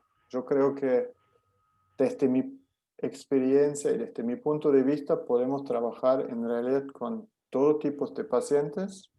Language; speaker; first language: Spanish; non-native, fluent; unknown